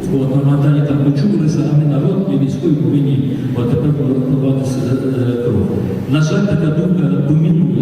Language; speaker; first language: Ukrainian; native; Ukrainian